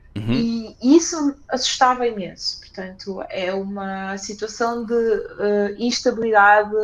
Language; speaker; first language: Portuguese; early bilingual, other home language; Ukrainian